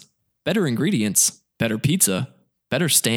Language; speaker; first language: English; native; English